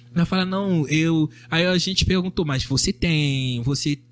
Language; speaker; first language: Portuguese; non-native, fluent; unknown